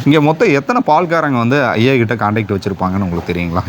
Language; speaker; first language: Tamil; native; Tamil